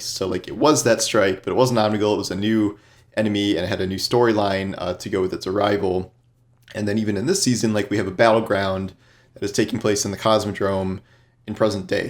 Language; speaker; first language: English; native; English